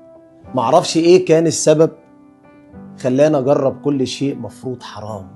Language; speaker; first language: Arabic; native; Arabic